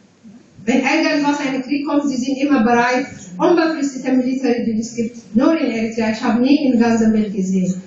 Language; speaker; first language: German; non-native, fluent; Tigrinya